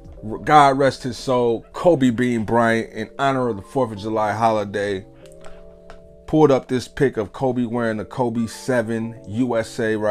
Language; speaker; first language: English; native; English